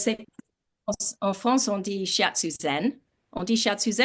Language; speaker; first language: French; non-native, learner; English